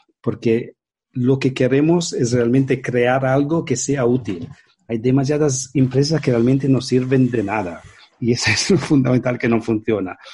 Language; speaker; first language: Spanish; non-native, fluent; Italian